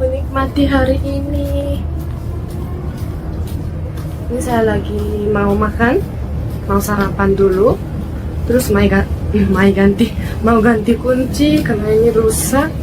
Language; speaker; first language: Indonesian; non-native, fluent; Korean